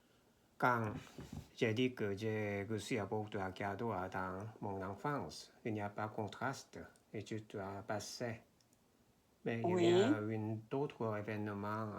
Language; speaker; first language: French; non-native, learner; Korean